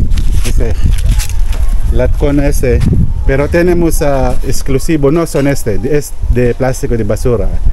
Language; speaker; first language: Spanish; non-native, learner; Filipino